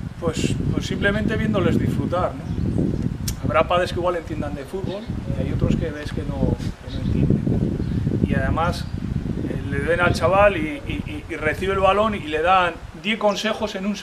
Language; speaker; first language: Spanish; native; Spanish